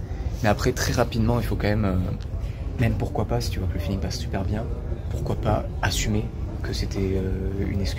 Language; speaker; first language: French; native; French